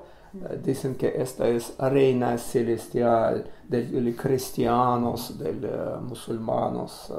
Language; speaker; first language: Spanish; non-native, learner; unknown